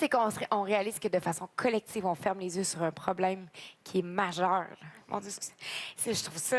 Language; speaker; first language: French; native; French